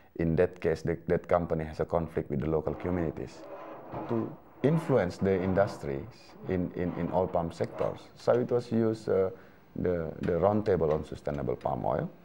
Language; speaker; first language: English; non-native, fluent; Indonesian